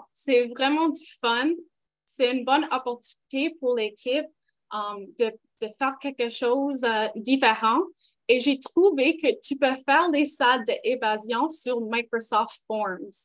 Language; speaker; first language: French; non-native, local second language; English